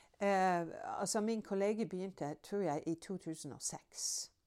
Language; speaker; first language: Norwegian; non-native, fluent; English